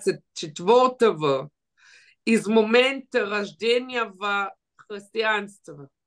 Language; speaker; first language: Russian; early bilingual, heritage; Russian